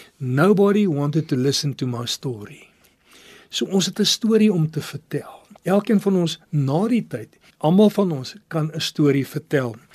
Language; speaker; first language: Afrikaans; early bilingual, other home language; English